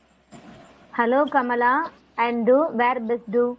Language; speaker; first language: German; non-native, learner; Tamil